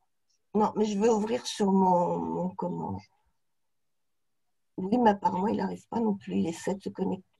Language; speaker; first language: French; native; French